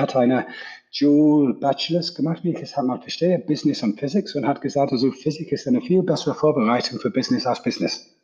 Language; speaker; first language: German; non-native, fluent; English